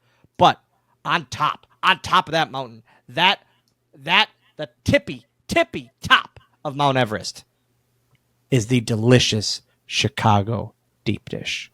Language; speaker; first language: English; native; English